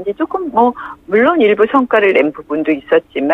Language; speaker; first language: Korean; native; Korean